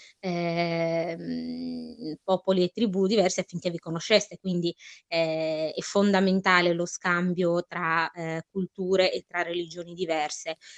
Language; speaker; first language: Italian; early bilingual, other home language; Arabic